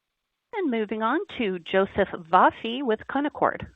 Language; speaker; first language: English; native; English